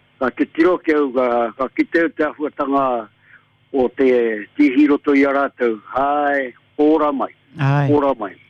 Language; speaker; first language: Māori; native; Māori